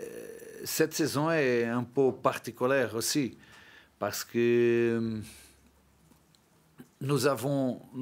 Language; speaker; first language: French; non-native, learner; Portuguese